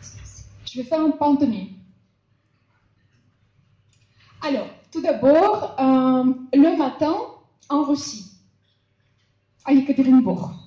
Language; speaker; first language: French; non-native, fluent; Russian